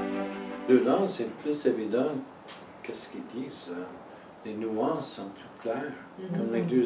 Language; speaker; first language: French; non-native, fluent; English